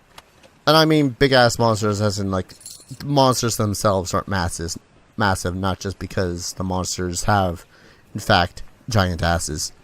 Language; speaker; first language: English; native; English